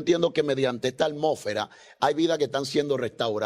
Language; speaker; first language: Spanish; native; Spanish